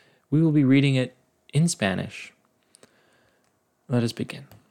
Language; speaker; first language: English; native; English